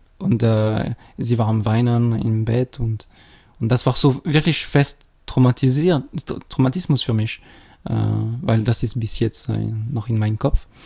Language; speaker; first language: German; non-native, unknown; French